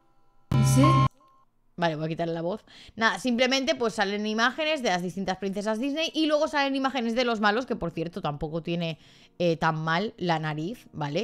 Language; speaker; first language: Spanish; native; Spanish